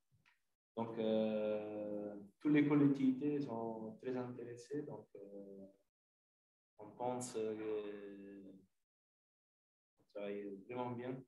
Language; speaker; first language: French; non-native, fluent; Italian